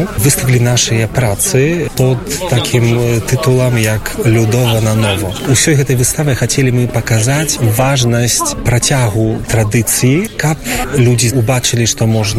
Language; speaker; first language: Polish; non-native, local second language; Ukrainian